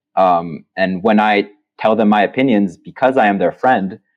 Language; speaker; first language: English; non-native, fluent; Hebrew